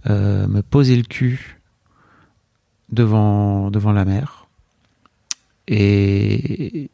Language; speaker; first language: French; native; French